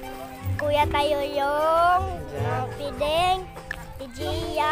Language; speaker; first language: Filipino; non-native, local second language; Cebuano